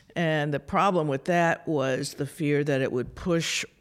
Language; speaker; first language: English; native; English